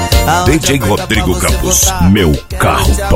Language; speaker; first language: Portuguese; native; Portuguese